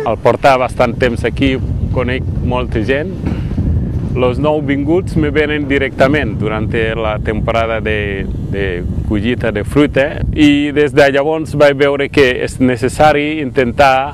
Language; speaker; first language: Catalan; non-native, fluent; Mandingo